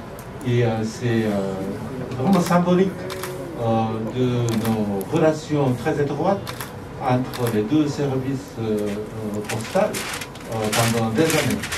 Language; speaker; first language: French; non-native, fluent; Japanese